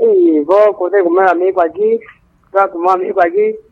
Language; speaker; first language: Portuguese; non-native, local second language; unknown